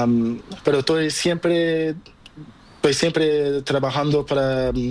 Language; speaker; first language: Spanish; non-native, learner; Portuguese